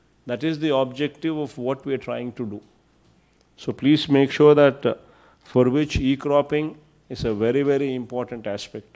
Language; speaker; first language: English; non-native, local second language; Telugu